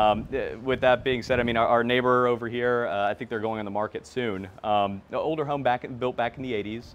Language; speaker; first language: English; native; English